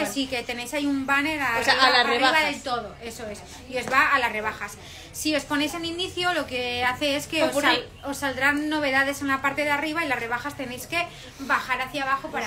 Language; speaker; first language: Spanish; native; Spanish